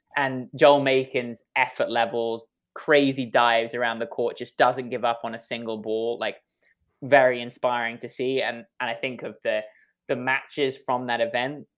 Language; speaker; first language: English; native; English